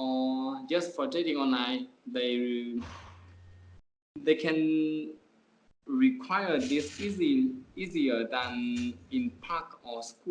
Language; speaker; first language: English; non-native, learner; Vietnamese